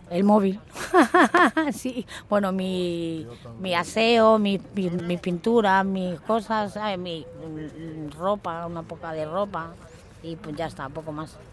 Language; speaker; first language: Spanish; native; Spanish